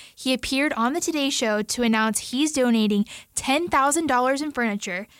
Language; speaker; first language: English; native; English